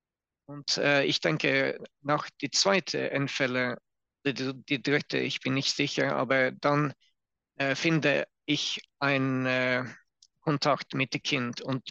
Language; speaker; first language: German; non-native, learner; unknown